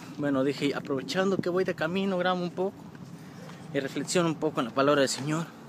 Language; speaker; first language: Spanish; native; Spanish